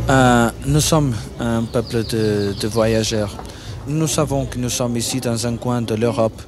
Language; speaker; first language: French; non-native, fluent; Portuguese